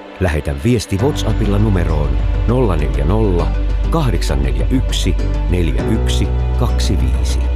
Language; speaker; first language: Finnish; native; Finnish